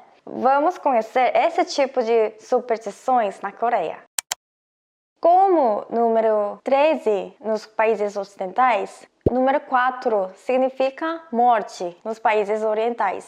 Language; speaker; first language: Portuguese; non-native, fluent; Korean